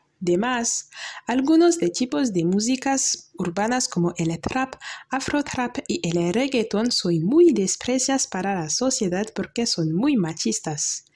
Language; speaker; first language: Spanish; non-native, learner; French